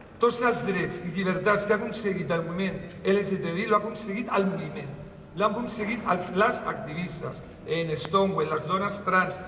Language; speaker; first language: Catalan; non-native, local second language; Spanish